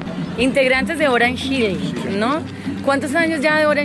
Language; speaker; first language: Spanish; native; Spanish